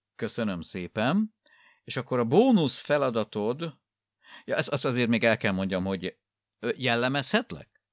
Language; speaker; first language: Hungarian; native; Hungarian